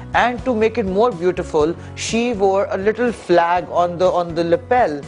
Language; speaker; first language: English; non-native, local second language; Urdu